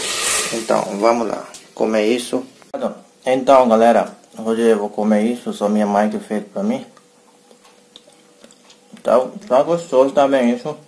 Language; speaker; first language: Portuguese; non-native, learner; Hindi